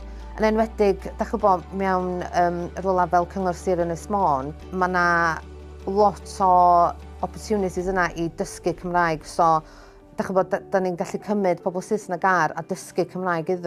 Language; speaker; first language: Welsh; native; Welsh